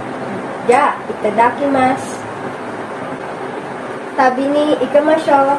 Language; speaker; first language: Japanese; non-native, learner; Filipino